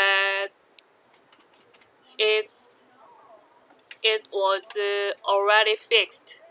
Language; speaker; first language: English; non-native, learner; Korean